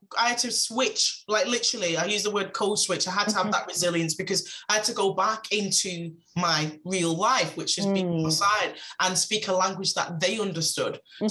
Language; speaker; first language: English; native; English